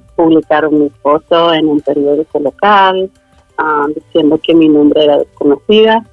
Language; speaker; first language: Spanish; early bilingual, other home language; Swedish